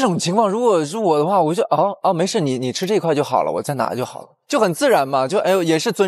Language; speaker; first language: Chinese; native; Chinese